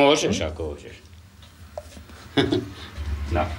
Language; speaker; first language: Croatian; non-native, local second language; Hungarian